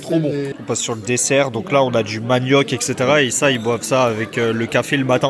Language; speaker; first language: French; native; French